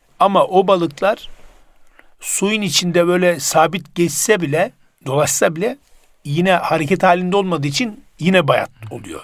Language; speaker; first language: Turkish; native; Turkish